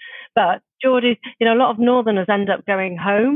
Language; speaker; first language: English; native; English